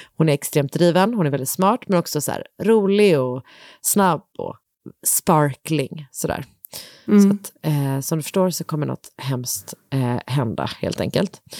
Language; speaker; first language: Swedish; native; Swedish